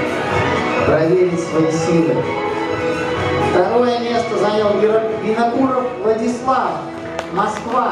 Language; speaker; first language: Russian; native; Russian